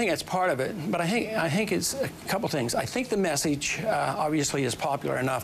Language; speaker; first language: English; native; English